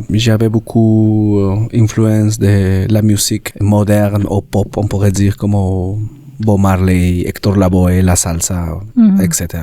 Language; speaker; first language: French; non-native, learner; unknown